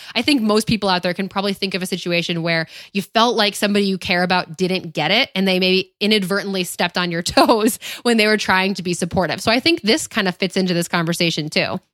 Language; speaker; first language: English; native; English